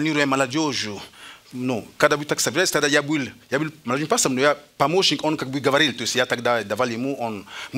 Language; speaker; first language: Russian; native; Russian